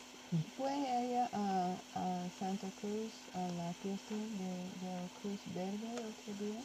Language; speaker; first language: Spanish; non-native, learner; English